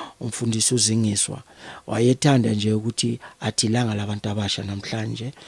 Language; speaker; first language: Zulu; native; Zulu